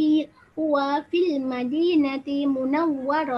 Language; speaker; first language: Arabic; non-native, learner; Indonesian